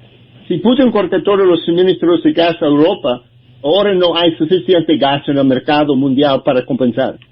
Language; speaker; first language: Spanish; non-native, learner; English